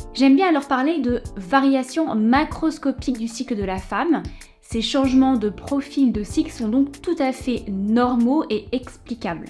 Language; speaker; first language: French; native; French